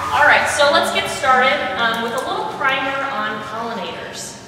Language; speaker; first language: English; native; English